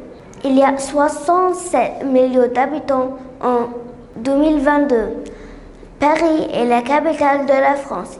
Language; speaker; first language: French; non-native, learner; Arabic